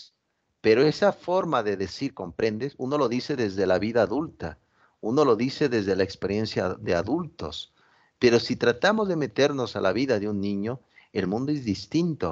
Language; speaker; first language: Spanish; native; Spanish